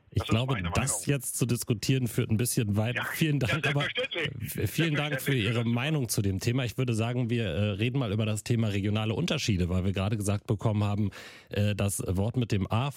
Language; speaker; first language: German; native; German